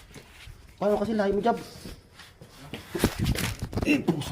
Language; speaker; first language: Filipino; native; Filipino